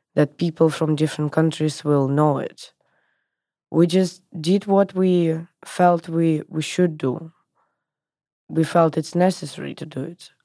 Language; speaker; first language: English; non-native, learner; Russian